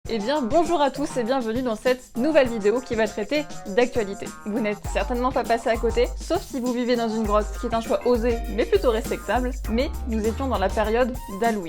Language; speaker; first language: French; native; French